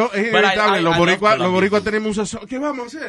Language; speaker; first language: Spanish; early bilingual, heritage; Spanish